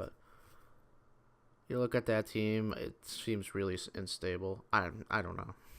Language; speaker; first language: English; native; English